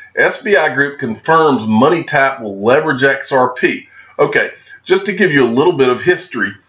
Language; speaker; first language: English; native; English